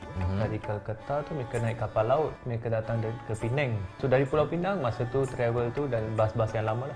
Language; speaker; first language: Malay; non-native, local second language; Punjabi